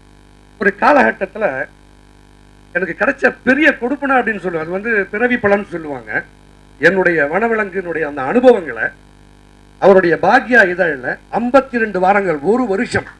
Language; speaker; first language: Tamil; native; Tamil